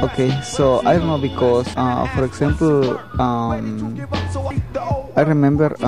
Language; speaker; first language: English; non-native, learner; Spanish